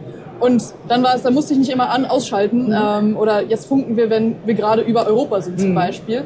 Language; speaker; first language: German; native; German